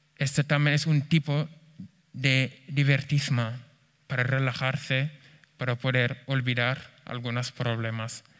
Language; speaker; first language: Spanish; non-native, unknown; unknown